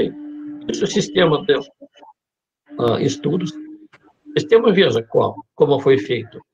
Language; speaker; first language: Portuguese; non-native, fluent; Russian